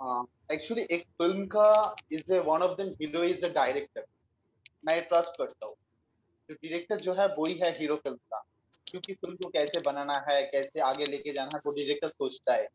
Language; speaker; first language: Hindi; non-native, local second language; Bangla